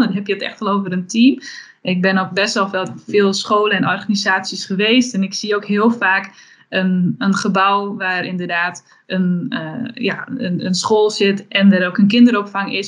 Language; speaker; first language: Dutch; native; Dutch